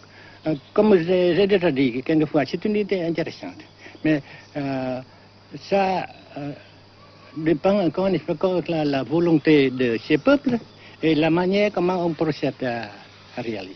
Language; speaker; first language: French; non-native, local second language; Vietnamese